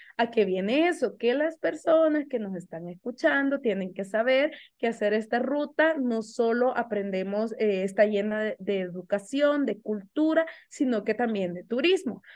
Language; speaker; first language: Spanish; native; Spanish